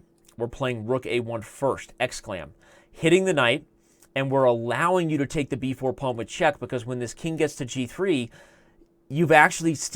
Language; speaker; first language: English; native; English